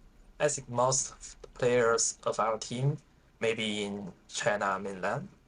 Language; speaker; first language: English; non-native, fluent; Chinese